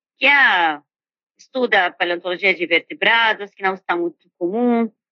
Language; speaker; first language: Portuguese; non-native, fluent; Arabic